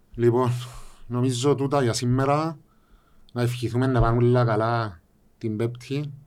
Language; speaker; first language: Greek; native; Greek